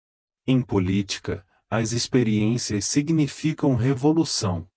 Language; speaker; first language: Portuguese; native; Portuguese